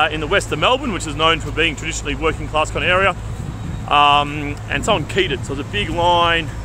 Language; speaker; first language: English; native; English